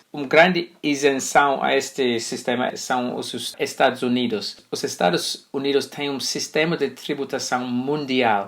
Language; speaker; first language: Portuguese; non-native, fluent; English